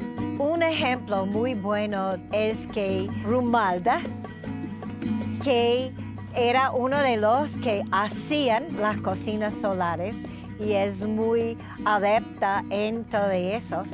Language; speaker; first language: Spanish; non-native, fluent; English